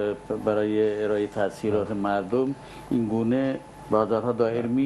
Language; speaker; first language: Persian; non-native, fluent; Urdu